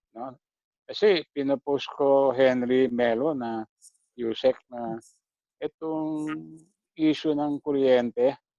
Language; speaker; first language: Filipino; native; Filipino